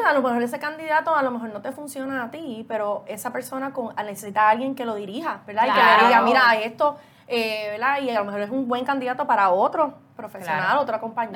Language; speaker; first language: Spanish; native; Spanish